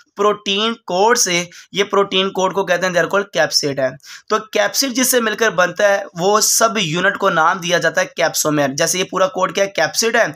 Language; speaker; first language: Urdu; non-native, local second language; Punjabi